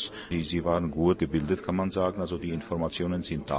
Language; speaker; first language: German; non-native, fluent; Czech